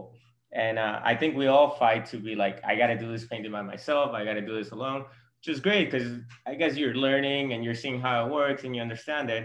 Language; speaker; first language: English; non-native, fluent; Spanish